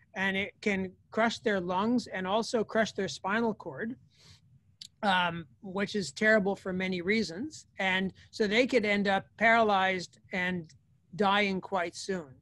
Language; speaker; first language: English; native; English